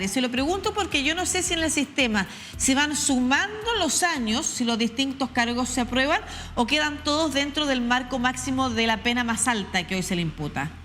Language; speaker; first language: Spanish; native; Spanish